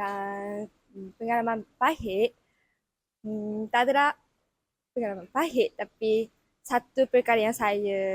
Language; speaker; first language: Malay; non-native, fluent; Japanese